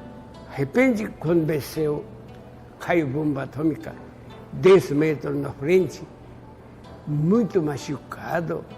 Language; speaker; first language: Portuguese; non-native, learner; Japanese